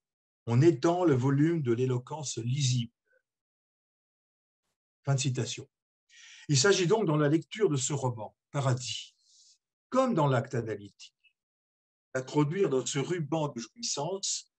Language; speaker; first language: French; native; French